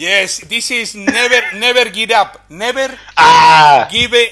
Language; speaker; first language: English; non-native, learner; Spanish